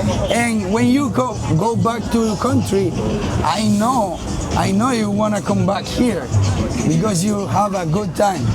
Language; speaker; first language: English; non-native, learner; Spanish